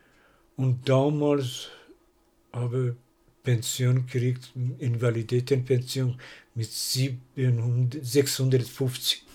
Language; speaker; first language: German; non-native, learner; Persian